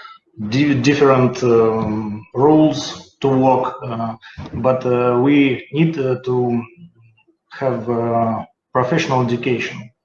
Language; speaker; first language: English; non-native, learner; Russian